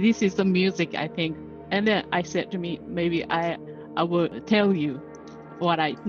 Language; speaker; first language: English; non-native, learner; Japanese